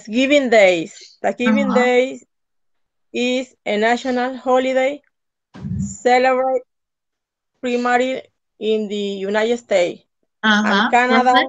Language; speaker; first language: English; non-native, learner; Spanish